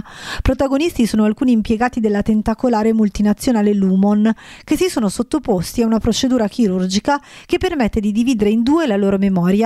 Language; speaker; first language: Italian; native; Italian